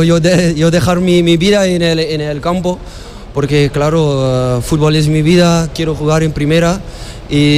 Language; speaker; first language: Spanish; non-native, fluent; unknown